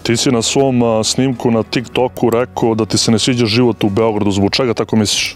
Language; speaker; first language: Serbian; native; Serbian